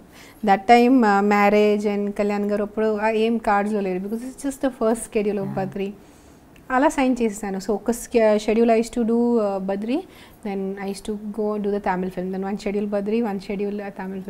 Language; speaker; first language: Telugu; non-native, local second language; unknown